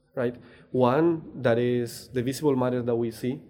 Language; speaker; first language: English; non-native, fluent; Spanish